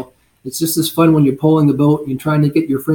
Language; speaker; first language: English; native; English